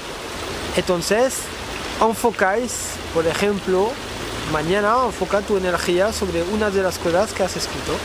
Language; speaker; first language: Spanish; non-native, fluent; French